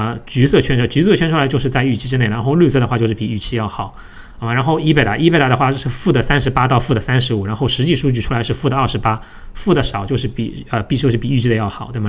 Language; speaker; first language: Chinese; native; Chinese